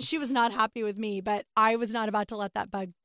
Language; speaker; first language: English; native; English